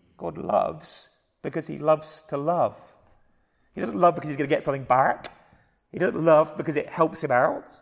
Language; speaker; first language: English; native; English